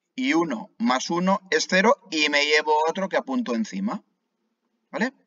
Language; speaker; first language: Spanish; native; Spanish